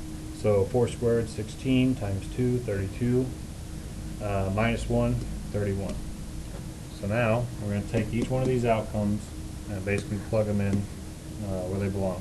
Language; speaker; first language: English; native; English